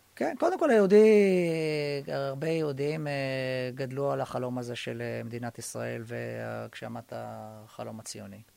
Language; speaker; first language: Hebrew; native; Hebrew